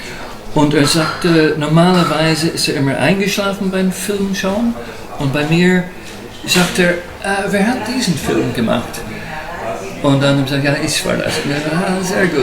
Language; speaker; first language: German; non-native, fluent; English